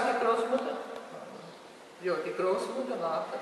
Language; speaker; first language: German; early bilingual, heritage; German